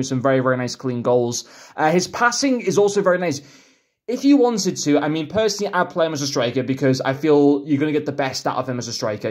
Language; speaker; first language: English; native; English